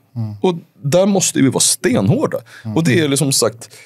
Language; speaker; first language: Swedish; native; Swedish